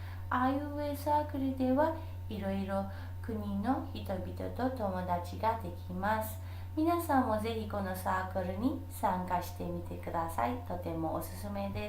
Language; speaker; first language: Japanese; non-native, learner; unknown